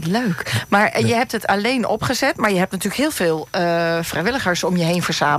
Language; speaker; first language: Dutch; native; Dutch